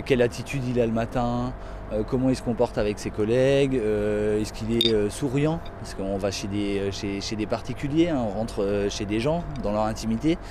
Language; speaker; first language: French; native; French